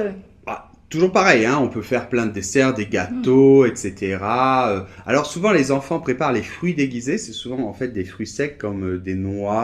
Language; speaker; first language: French; native; French